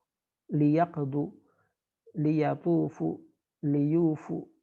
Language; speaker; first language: Arabic; non-native, fluent; Indonesian